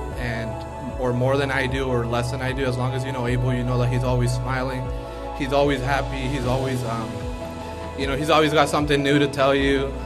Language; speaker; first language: English; early bilingual, other home language; Spanish